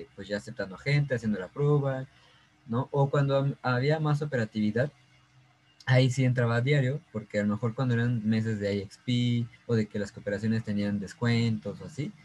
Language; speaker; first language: Spanish; native; Spanish